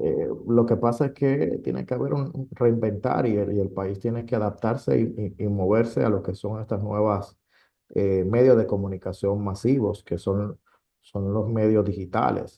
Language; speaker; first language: Spanish; native; Spanish